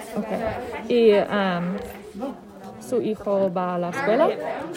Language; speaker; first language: Spanish; non-native, learner; English